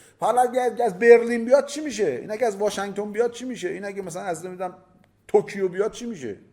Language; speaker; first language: Persian; native; Persian